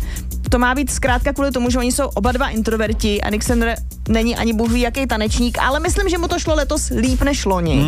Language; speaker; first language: Czech; native; Czech